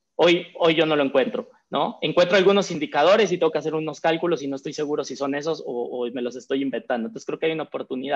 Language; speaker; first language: Spanish; native; Spanish